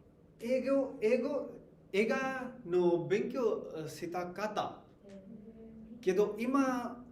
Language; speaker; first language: Japanese; non-native, learner; Hindi